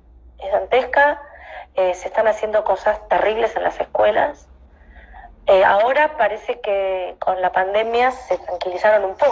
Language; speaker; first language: Spanish; native; Spanish